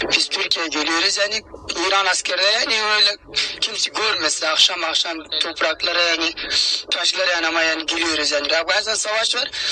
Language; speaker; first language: Turkish; non-native, learner; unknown